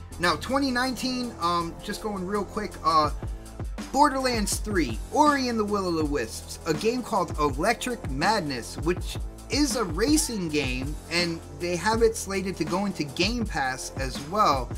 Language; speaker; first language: English; native; English